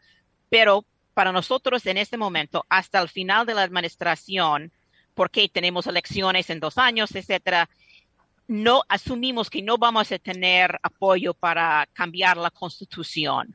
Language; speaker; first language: Spanish; non-native, fluent; English